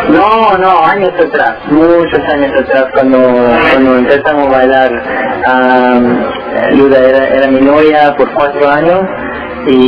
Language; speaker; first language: Spanish; early bilingual, heritage; Spanish